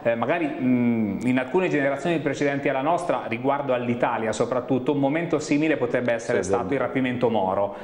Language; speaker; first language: Italian; native; Italian